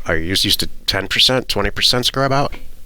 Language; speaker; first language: English; native; English